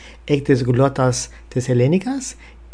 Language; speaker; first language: Greek; non-native, fluent; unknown